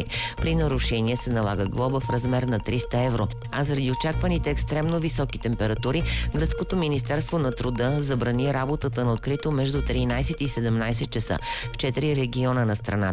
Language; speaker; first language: Bulgarian; native; Bulgarian